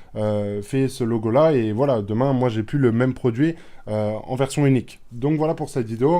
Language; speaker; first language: French; native; French